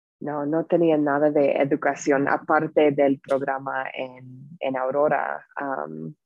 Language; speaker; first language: Spanish; non-native, fluent; English